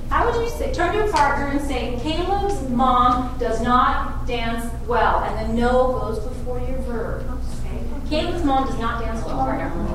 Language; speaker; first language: English; native; English